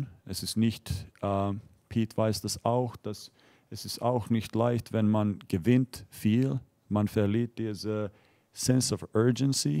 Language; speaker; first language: German; non-native, fluent; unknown